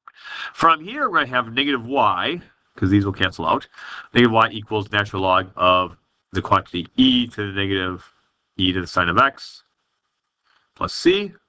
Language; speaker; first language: English; native; English